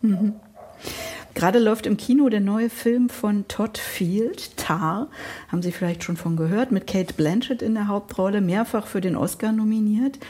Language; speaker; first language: German; native; German